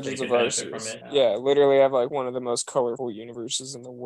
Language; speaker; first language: English; native; English